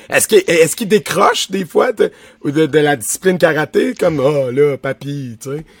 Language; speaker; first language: French; native; French